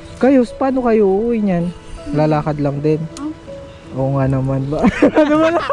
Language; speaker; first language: Filipino; native; Filipino